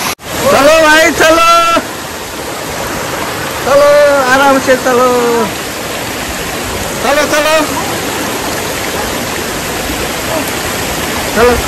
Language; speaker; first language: Hindi; non-native, learner; Nepali